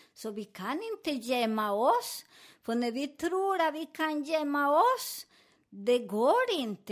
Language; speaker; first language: Swedish; non-native, learner; Spanish